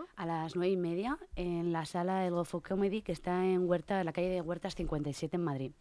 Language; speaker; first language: Spanish; native; Spanish